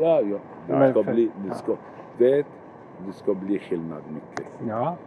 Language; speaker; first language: Swedish; non-native, learner; Arabic